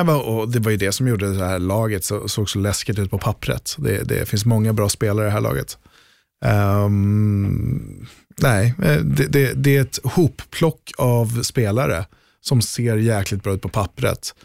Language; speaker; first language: Swedish; native; Swedish